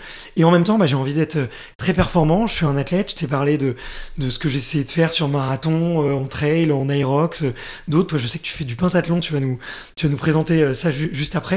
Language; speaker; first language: French; native; French